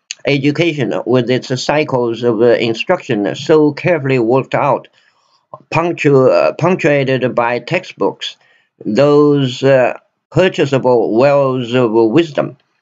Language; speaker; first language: English; non-native, fluent; Chinese